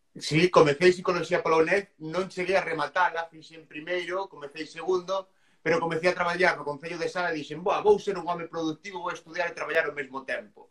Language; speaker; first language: Galician; native; Galician